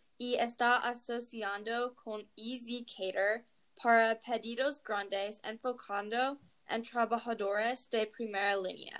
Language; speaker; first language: Spanish; non-native, learner; English